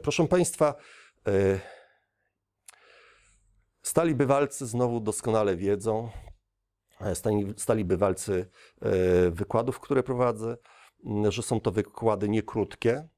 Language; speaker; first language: Polish; native; Polish